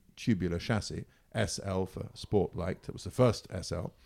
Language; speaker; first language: English; non-native, fluent; Italian